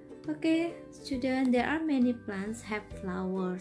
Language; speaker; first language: English; non-native, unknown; Indonesian